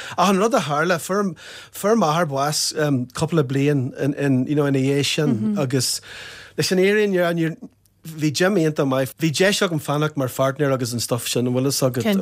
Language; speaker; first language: Irish; non-native, local second language; English